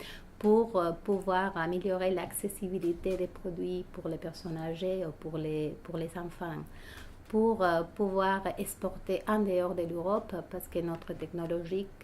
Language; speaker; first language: French; non-native, fluent; Spanish